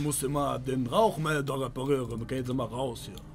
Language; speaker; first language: German; native; German